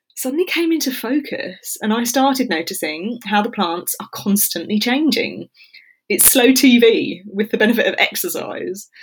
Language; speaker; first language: English; native; English